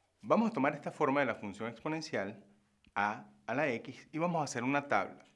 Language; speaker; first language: Spanish; native; Spanish